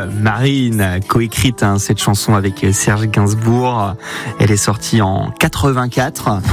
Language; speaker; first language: French; native; French